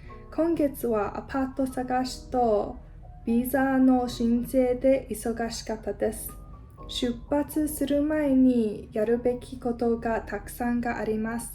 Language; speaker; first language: Japanese; non-native, learner; English